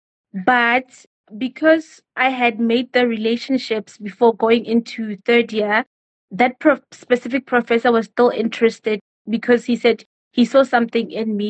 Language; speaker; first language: English; non-native, local second language; Northern Sotho